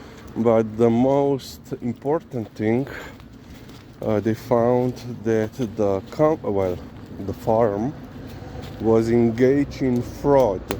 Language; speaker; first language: English; non-native, fluent; Slovenian